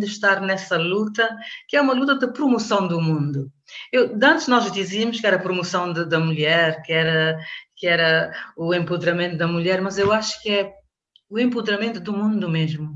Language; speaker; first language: Portuguese; non-native, local second language; Kabuverdianu